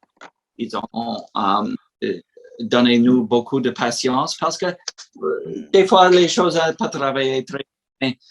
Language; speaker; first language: French; non-native, learner; English